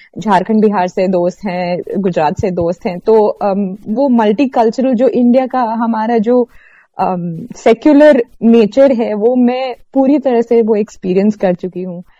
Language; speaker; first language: Hindi; non-native, local second language; Malayalam